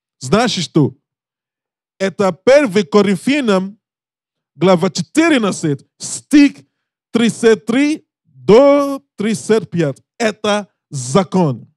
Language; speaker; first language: Russian; non-native, learner; English